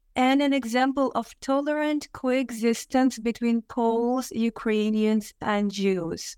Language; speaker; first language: English; non-native, fluent; Russian